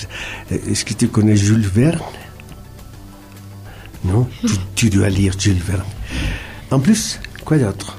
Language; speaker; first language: French; non-native, fluent; Spanish